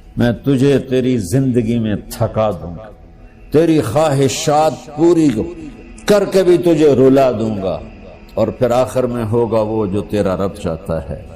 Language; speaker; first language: Urdu; non-native, local second language; Punjabi